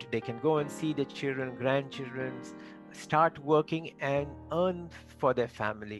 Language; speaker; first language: English; non-native, local second language; Marathi